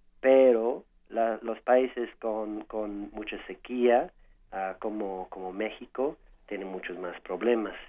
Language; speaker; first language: Spanish; non-native, learner; English